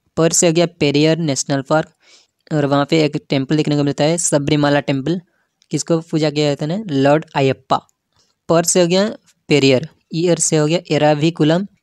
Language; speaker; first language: Hindi; non-native, local second language; Odia